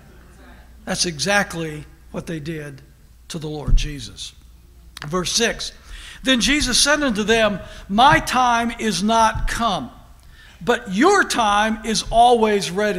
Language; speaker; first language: English; native; English